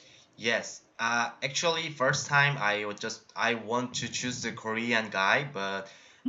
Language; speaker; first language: English; non-native, learner; Korean